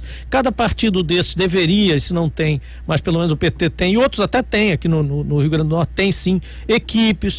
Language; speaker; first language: Portuguese; native; Portuguese